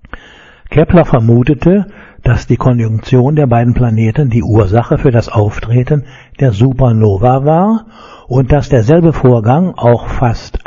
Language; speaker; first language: German; native; German